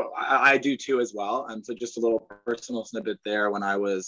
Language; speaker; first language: English; native; English